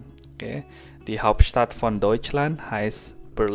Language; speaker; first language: German; non-native, fluent; Indonesian